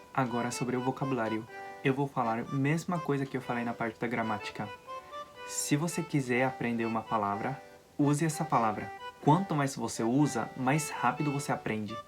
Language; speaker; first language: Portuguese; non-native, fluent; Japanese